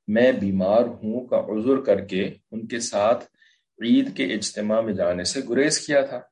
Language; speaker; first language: Urdu; native; Urdu